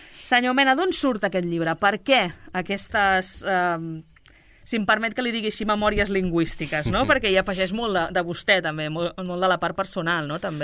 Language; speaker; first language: Catalan; native; Catalan